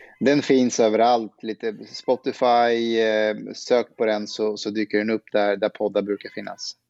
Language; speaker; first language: Swedish; early bilingual, other home language; Persian